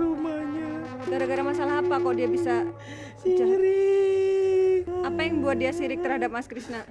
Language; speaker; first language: Indonesian; native; Indonesian